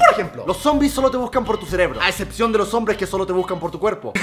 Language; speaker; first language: Spanish; native; Spanish